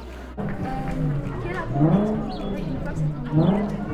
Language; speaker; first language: French; native; French